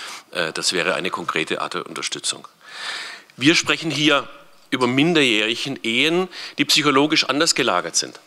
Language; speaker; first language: German; native; German